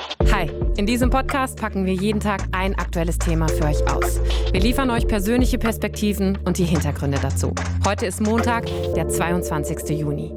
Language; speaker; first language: German; native; German